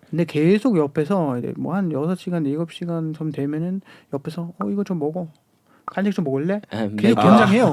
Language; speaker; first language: Korean; non-native, fluent; German